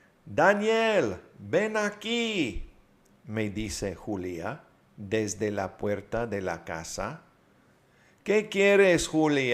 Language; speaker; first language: Spanish; non-native, fluent; English